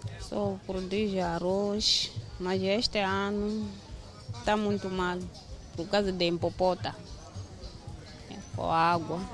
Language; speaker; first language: Portuguese; non-native, local second language; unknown